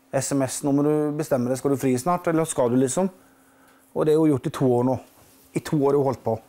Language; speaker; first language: Norwegian; native; Norwegian